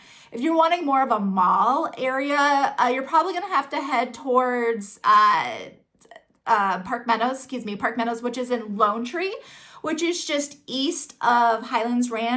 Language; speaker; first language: English; native; English